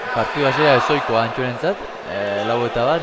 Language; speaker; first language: Basque; native; Basque